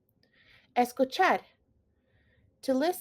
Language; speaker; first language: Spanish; non-native, fluent; English